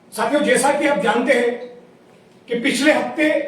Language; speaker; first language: Hindi; non-native, local second language; Gujarati